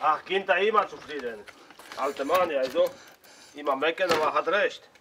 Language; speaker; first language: German; non-native, learner; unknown